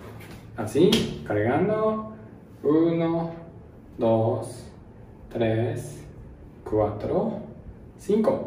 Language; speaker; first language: Spanish; non-native, learner; Japanese